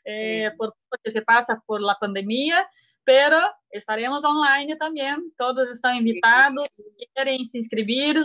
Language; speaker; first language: Spanish; non-native, learner; Portuguese